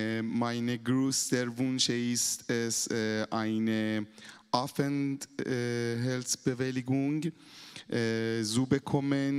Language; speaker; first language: German; non-native, learner; Persian